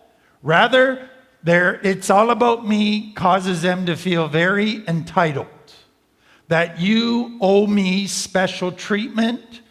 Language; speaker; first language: English; native; English